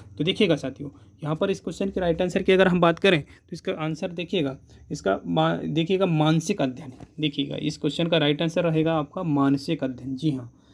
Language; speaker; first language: Hindi; native; Hindi